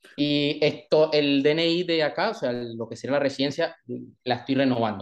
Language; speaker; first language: Spanish; native; Spanish